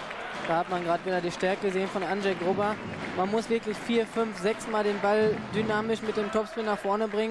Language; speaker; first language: German; native; German